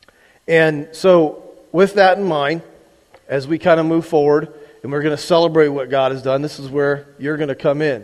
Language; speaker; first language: English; native; English